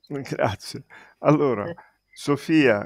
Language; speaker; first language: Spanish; non-native, learner; Italian